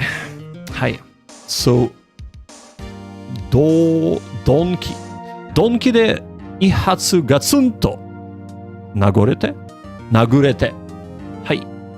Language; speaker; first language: Japanese; non-native, learner; English